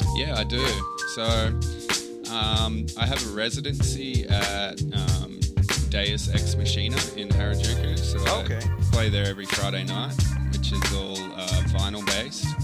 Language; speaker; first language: English; native; English